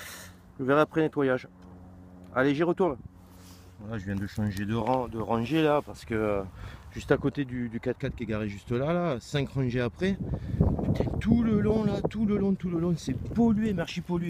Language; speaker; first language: French; native; French